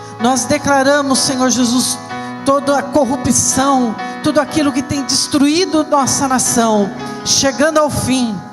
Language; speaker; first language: Portuguese; native; Portuguese